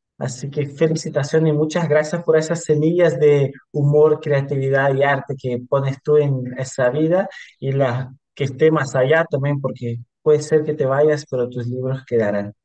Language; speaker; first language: Spanish; non-native, fluent; Portuguese